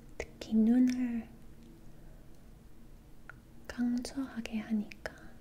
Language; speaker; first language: Korean; non-native, learner; English